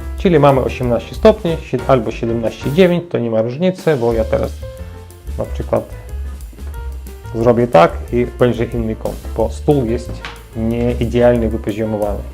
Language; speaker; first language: Polish; non-native, learner; Ukrainian